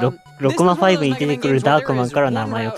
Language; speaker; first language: Japanese; native; Japanese